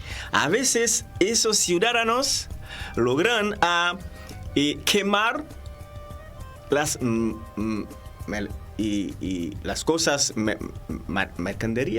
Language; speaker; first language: Spanish; non-native, fluent; Haitian Creole